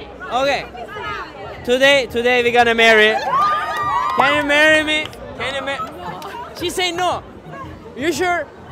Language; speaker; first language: English; non-native, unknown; Turkish